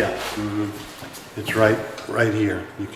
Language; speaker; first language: English; native; English